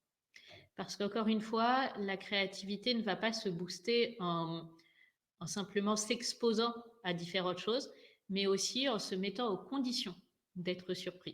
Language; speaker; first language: French; native; French